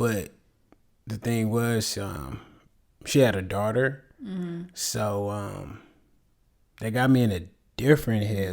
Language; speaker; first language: English; native; English